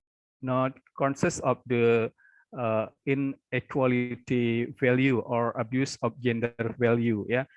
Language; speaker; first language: English; non-native, local second language; Indonesian